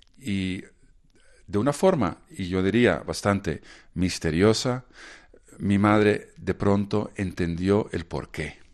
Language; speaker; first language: Spanish; non-native, fluent; Dutch